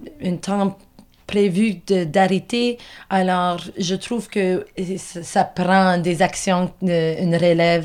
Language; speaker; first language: French; non-native, local second language; English